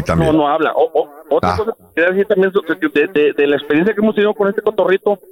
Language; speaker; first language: Spanish; native; Spanish